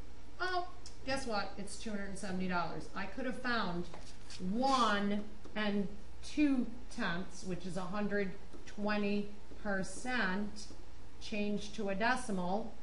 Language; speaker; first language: English; native; English